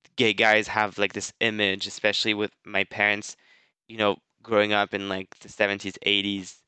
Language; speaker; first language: English; non-native, fluent; French